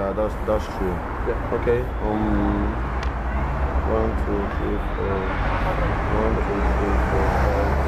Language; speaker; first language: English; non-native, learner; Albanian